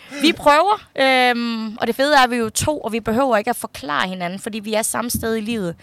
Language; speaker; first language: Danish; early bilingual, other home language; Thai